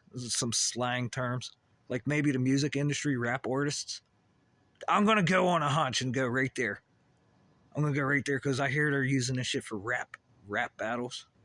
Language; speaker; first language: English; native; English